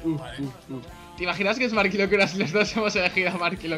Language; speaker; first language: Spanish; native; Spanish